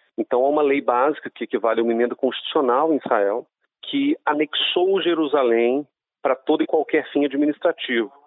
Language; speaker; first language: Portuguese; non-native, fluent; Hebrew